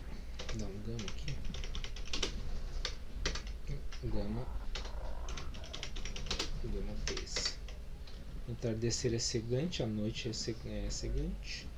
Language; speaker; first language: Portuguese; native; Portuguese